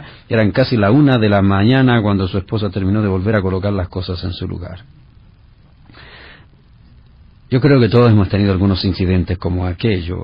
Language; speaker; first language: Spanish; native; Spanish